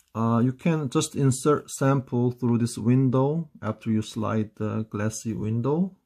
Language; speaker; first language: English; non-native, fluent; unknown